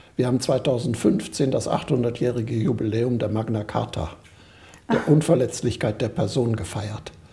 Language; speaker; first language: German; native; German